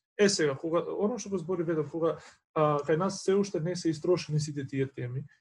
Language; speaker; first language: Macedonian; non-native, local second language; Albanian